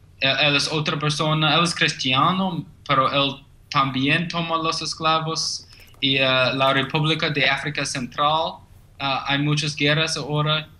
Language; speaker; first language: Spanish; non-native, learner; English